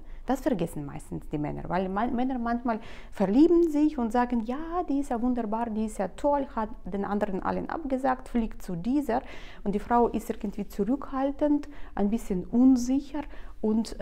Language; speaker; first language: German; non-native, fluent; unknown